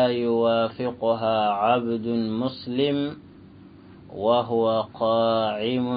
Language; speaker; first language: Arabic; non-native, fluent; Soninke